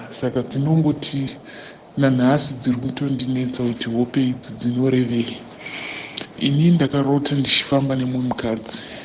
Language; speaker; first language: Shona; non-native, local second language; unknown